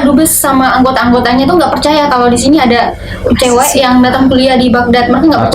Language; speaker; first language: Indonesian; native; Indonesian